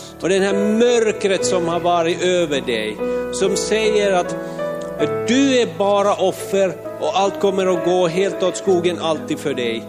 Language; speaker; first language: Swedish; non-native, fluent; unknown